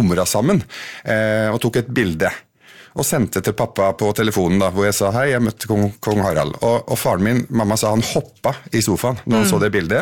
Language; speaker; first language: Norwegian; early bilingual, other home language; Arabic